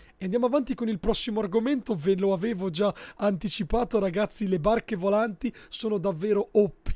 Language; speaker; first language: Italian; native; Italian